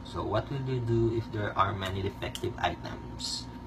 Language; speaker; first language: English; non-native, local second language; Filipino